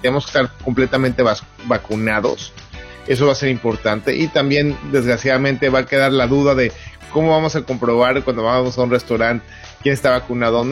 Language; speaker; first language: Spanish; native; Spanish